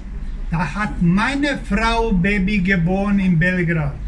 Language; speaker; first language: German; non-native, learner; Croatian